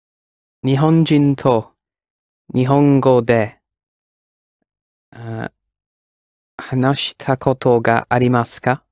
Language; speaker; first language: Japanese; non-native, learner; English